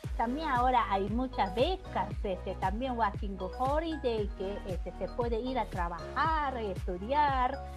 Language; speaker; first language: Spanish; non-native, fluent; Japanese